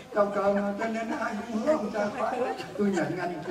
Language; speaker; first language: Vietnamese; native; Vietnamese